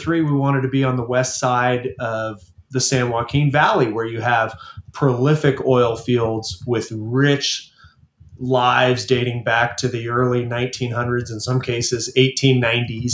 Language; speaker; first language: English; native; English